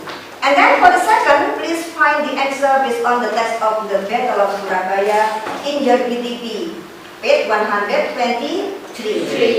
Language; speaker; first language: English; non-native, fluent; Indonesian